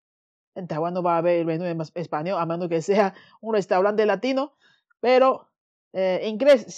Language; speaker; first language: Spanish; non-native, fluent; Chinese